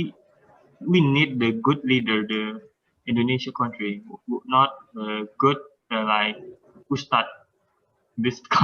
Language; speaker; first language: English; non-native, learner; Indonesian